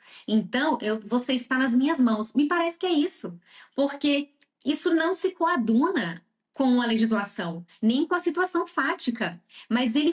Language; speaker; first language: Portuguese; native; Portuguese